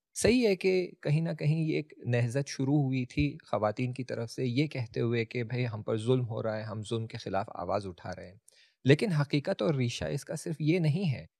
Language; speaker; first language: Urdu; native; Urdu